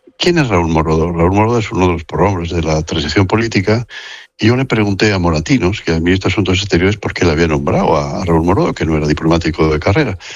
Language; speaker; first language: Spanish; native; Spanish